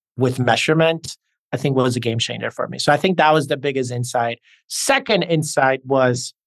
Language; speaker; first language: English; early bilingual, other home language; Spanish